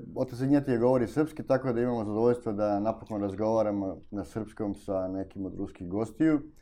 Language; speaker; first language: Serbian; native; Serbian